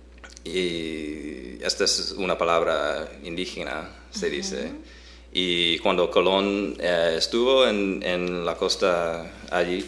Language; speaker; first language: Spanish; non-native, fluent; English